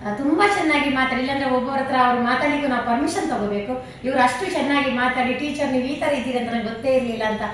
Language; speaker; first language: Kannada; non-native, local second language; Tulu